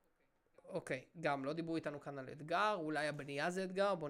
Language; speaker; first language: Hebrew; native; Hebrew